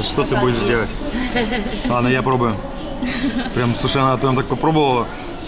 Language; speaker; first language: Russian; native; Russian